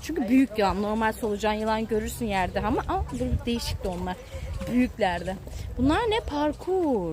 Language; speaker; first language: Turkish; native; Turkish